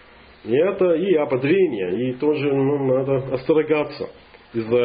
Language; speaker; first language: Russian; non-native, fluent; English